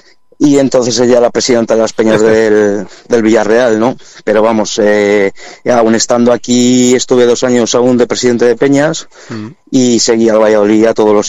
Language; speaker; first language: Spanish; native; Spanish